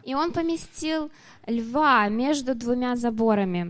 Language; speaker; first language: Russian; native; Russian